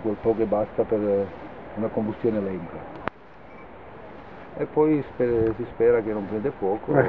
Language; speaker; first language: Italian; native; Italian